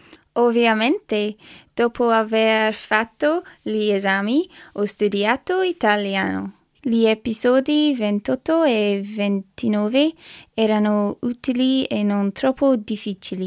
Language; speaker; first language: Italian; non-native, learner; English